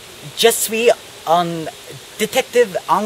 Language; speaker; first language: French; non-native, learner; English